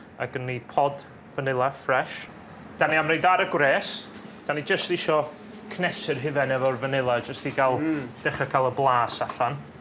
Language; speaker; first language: Welsh; native; Welsh